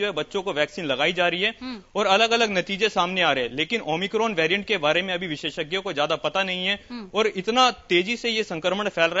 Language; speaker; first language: Hindi; native; Hindi